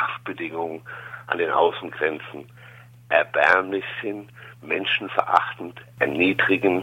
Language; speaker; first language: German; native; German